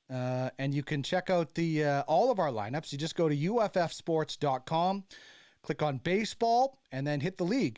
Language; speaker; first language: English; native; English